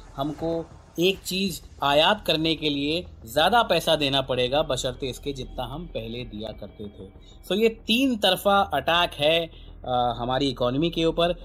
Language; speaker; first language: Hindi; native; Hindi